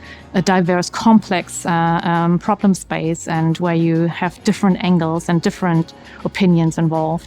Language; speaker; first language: English; non-native, fluent; German